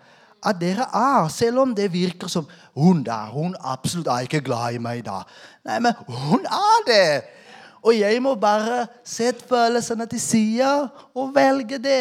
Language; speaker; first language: Norwegian; non-native, fluent; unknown